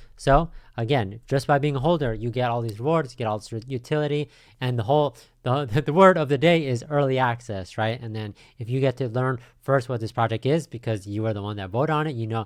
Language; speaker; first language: English; native; English